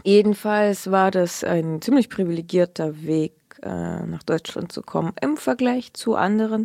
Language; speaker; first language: German; early bilingual, other home language; Russian